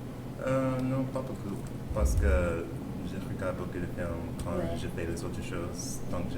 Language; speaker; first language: French; non-native, learner; English